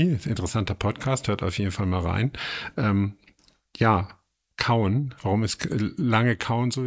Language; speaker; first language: German; native; German